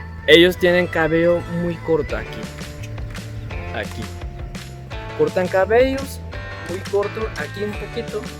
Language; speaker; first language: Spanish; non-native, learner; Korean